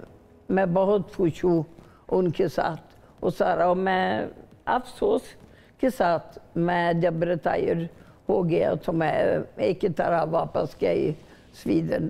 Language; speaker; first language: Hindi; non-native, fluent; Swedish